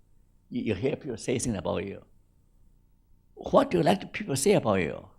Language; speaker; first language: English; non-native, fluent; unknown